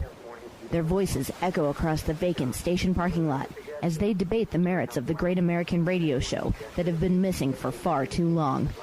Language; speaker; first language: English; native; English